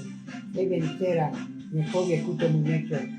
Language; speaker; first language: Slovak; non-native, local second language; Hungarian